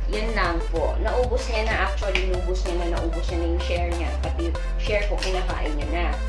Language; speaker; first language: Filipino; non-native, local second language; Iloko